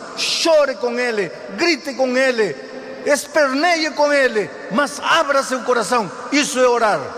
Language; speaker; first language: Portuguese; non-native, fluent; Spanish